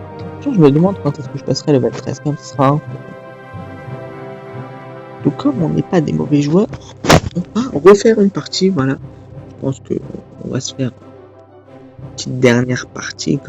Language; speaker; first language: French; native; French